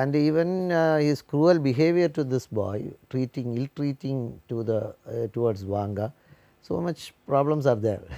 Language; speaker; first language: English; non-native, local second language; Malayalam